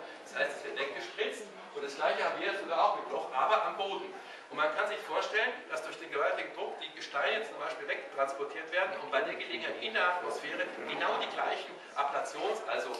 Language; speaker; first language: German; native; German